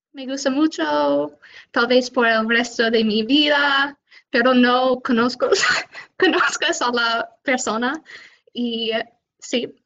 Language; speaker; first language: Spanish; non-native, fluent; English